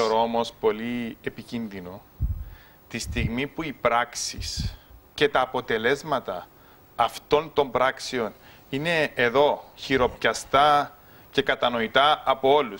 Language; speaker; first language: Greek; native; Greek